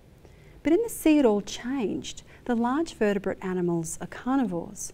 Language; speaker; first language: English; native; English